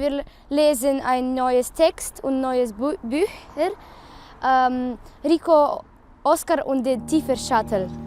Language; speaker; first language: German; non-native, learner; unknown